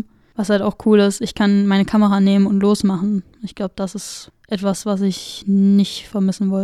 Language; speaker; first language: German; native; German